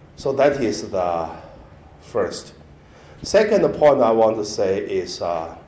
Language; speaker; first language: English; non-native, learner; Chinese